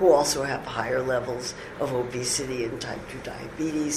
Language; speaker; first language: English; native; English